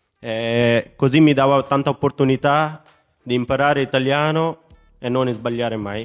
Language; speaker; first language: Italian; non-native, fluent; Hindi